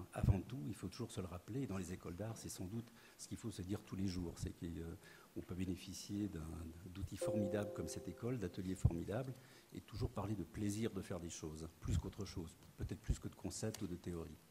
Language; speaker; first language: French; native; French